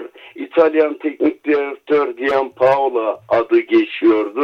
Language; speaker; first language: Turkish; native; Turkish